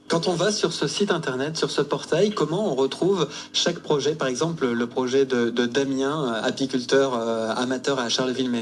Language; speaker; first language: French; native; French